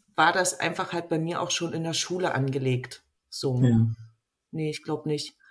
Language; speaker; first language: German; native; German